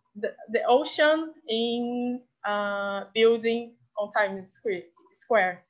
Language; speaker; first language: English; non-native, fluent; Portuguese